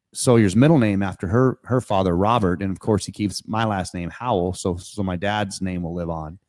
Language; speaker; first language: English; native; English